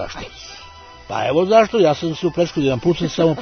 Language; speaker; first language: Serbian; native; Serbian